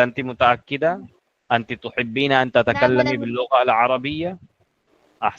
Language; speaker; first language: Arabic; non-native, fluent; Urdu